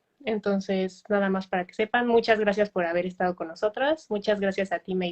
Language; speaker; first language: Spanish; native; Spanish